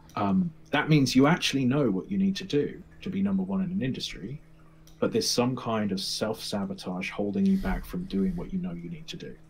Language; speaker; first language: English; native; English